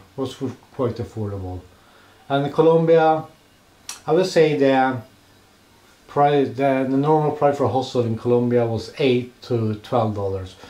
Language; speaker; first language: English; non-native, fluent; Swedish